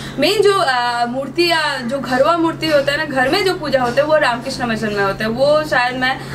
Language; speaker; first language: Hindi; non-native, local second language; Bangla